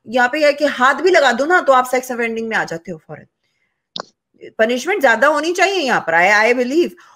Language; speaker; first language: Urdu; native; Urdu